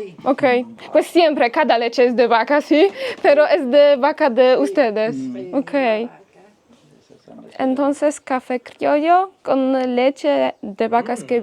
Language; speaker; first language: Spanish; non-native, fluent; Polish